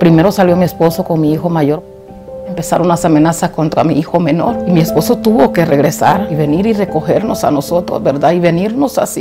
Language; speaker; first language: Spanish; native; Spanish